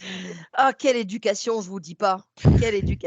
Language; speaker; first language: French; native; French